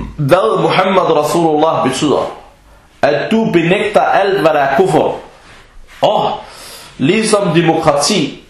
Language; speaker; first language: Danish; early bilingual, other home language; Arabic